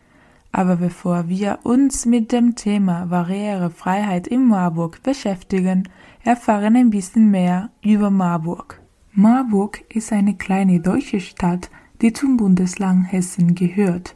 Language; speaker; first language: German; non-native, learner; Spanish